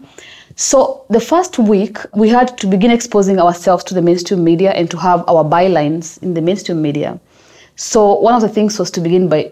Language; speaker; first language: English; non-native, local second language; Kamba